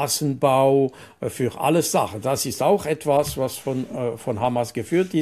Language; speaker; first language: German; non-native, local second language; French